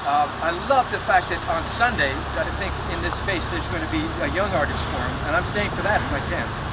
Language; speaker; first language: English; native; English